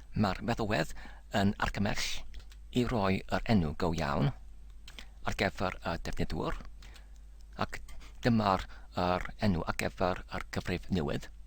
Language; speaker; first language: Welsh; non-native, learner; English